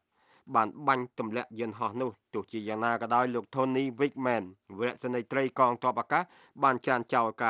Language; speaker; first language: Khmer; native; Khmer